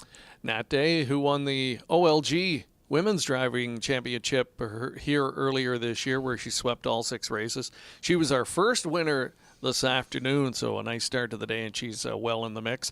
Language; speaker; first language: English; native; English